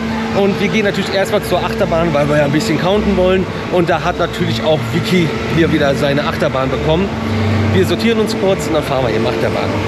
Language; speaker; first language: German; native; German